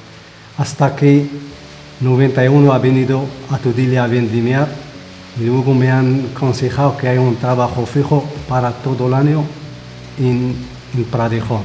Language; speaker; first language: Spanish; non-native, fluent; Arabic